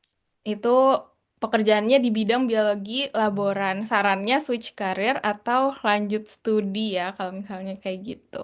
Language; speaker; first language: Indonesian; native; Indonesian